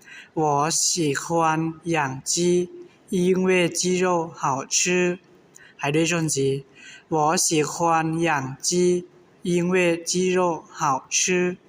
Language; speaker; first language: Chinese; non-native, learner; Hmong